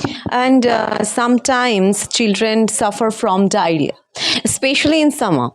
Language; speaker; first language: English; non-native, local second language; Bangla